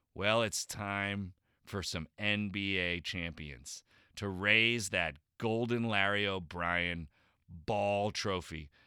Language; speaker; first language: English; native; English